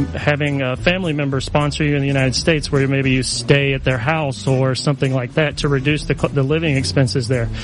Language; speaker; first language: English; native; English